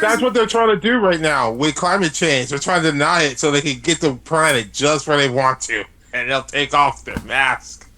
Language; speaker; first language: English; native; English